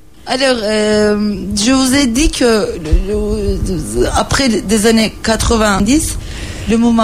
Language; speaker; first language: French; non-native, learner; Turkish